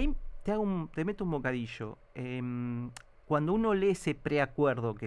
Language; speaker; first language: Spanish; native; Spanish